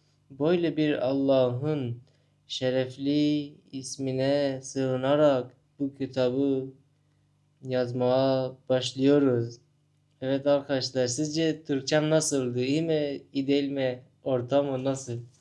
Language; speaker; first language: Turkish; non-native, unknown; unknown